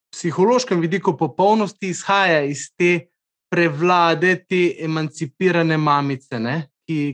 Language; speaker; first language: Slovenian; native; Slovenian